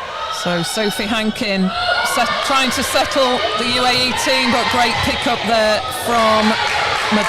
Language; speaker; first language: English; native; English